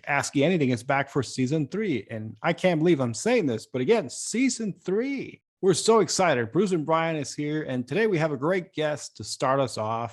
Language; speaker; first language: English; native; English